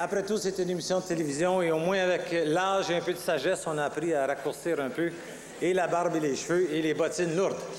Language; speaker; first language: French; native; French